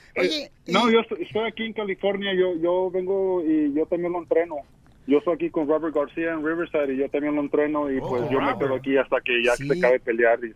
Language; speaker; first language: Spanish; early bilingual, heritage; Spanish